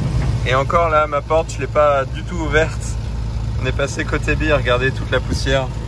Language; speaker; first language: French; native; French